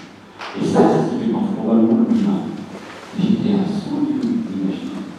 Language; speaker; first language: French; native; French